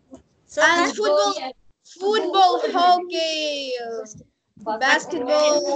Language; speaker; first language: English; non-native, learner; Russian